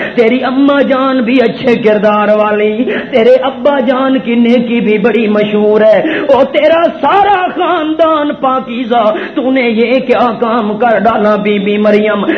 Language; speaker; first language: Urdu; non-native, local second language; Punjabi